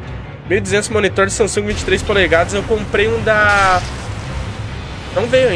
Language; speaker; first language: Portuguese; native; Portuguese